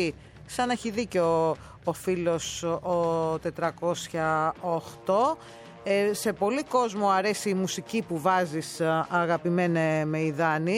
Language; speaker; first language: Greek; native; Greek